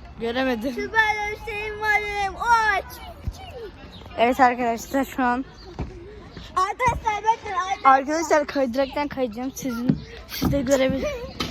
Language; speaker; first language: Turkish; native; Turkish